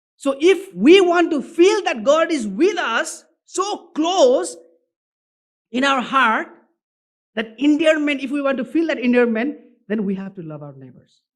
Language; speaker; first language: English; non-native, local second language; Nepali